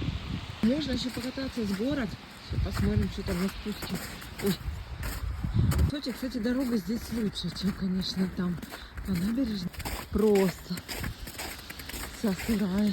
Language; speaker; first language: Russian; native; Russian